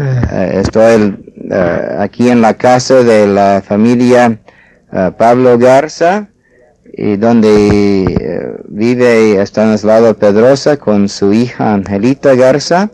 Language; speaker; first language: Spanish; non-native, fluent; English